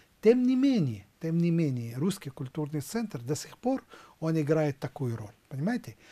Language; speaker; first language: Russian; non-native, fluent; Arabic